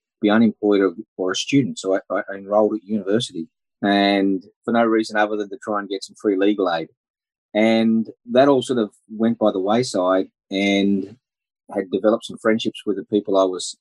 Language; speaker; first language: English; native; English